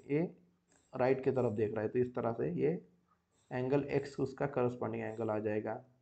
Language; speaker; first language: Hindi; non-native, local second language; Marathi